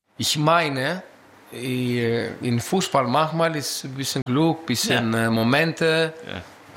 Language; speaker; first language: German; non-native, fluent; Greek